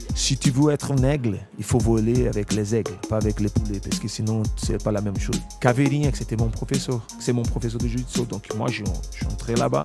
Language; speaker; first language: French; non-native, fluent; Portuguese